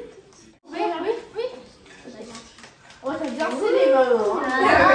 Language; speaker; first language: French; native; French